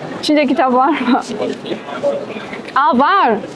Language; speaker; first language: Turkish; non-native, learner; Chinese